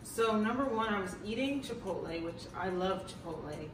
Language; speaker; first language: English; native; English